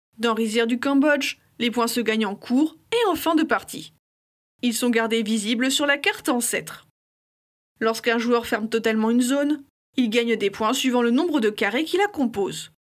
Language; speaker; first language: French; native; French